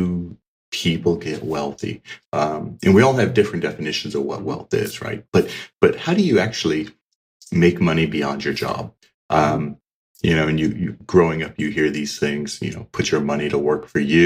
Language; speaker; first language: English; native; English